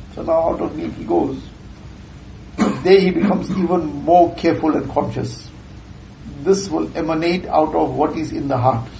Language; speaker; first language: English; early bilingual, other home language; Urdu